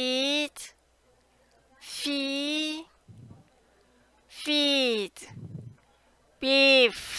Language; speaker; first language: English; non-native, learner; Korean